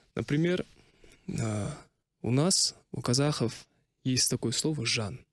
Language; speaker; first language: Russian; non-native, local second language; Kazakh